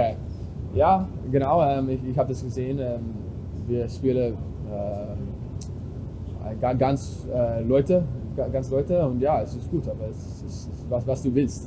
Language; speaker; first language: German; non-native, learner; English